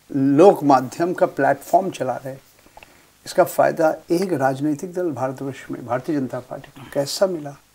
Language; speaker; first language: Hindi; non-native, local second language; Bangla